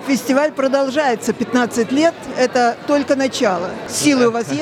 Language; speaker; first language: Russian; native; Russian